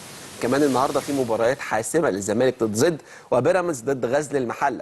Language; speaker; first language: Arabic; native; Arabic